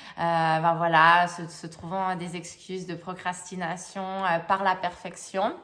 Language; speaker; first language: French; native; French